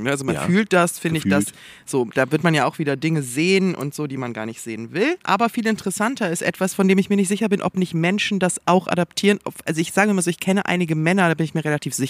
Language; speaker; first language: German; native; German